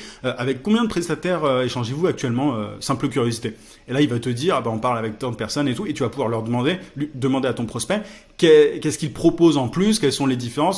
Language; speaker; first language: French; native; French